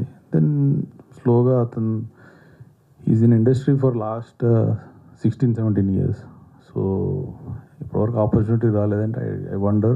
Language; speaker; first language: Telugu; native; Telugu